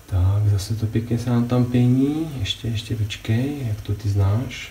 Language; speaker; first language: Czech; native; Czech